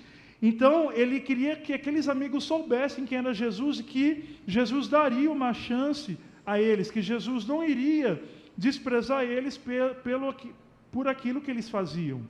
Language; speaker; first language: Portuguese; native; Portuguese